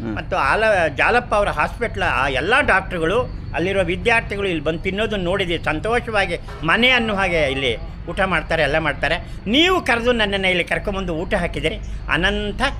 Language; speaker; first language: Kannada; native; Kannada